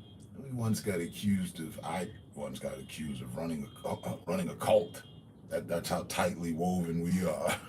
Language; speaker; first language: English; native; English